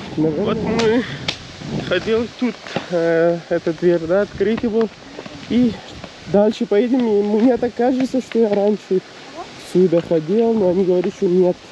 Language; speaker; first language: Russian; non-native, local second language; Kyrgyz